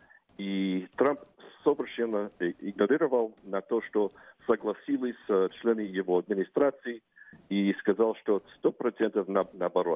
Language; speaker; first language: Russian; non-native, fluent; English